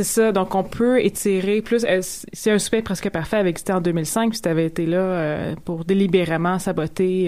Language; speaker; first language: French; native; French